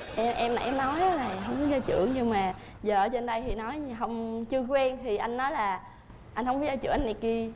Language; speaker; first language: Vietnamese; native; Vietnamese